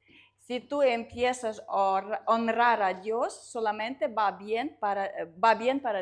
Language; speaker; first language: Spanish; non-native, learner; Russian